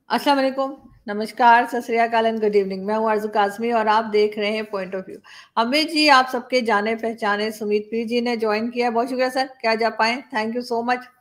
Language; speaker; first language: Urdu; native; Urdu